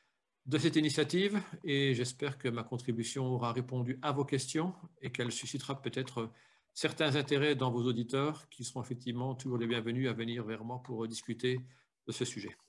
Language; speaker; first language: French; native; French